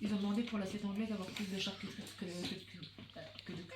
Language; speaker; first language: French; native; French